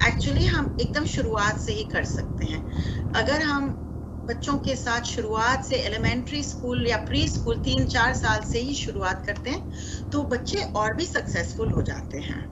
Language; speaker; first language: Hindi; non-native, local second language; Marathi